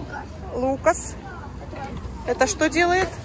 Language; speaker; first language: Russian; native; Russian